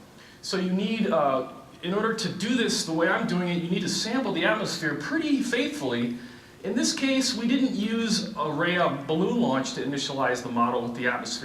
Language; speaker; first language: English; native; English